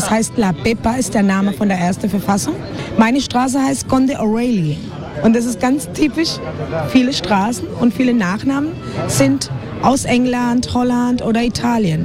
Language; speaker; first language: German; non-native, fluent; Spanish